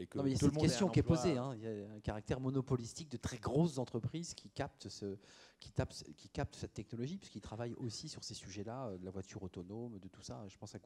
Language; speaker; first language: French; native; French